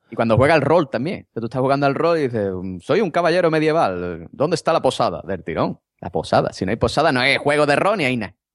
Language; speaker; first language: Spanish; native; Spanish